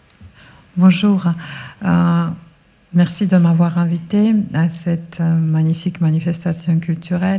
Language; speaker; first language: French; non-native, fluent; Georgian